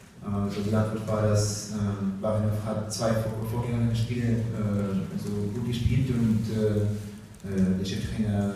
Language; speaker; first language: German; non-native, learner; Russian